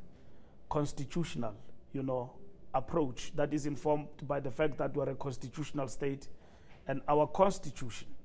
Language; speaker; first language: English; non-native, local second language; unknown